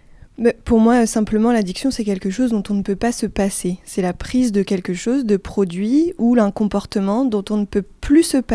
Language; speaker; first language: French; native; French